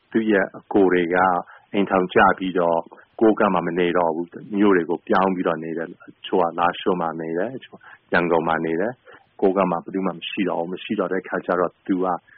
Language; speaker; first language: Burmese; non-native, local second language; Chinese